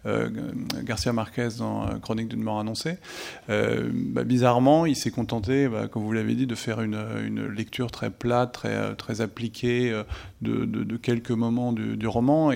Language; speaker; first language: French; native; French